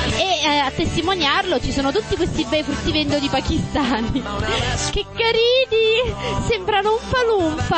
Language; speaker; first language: Italian; native; Italian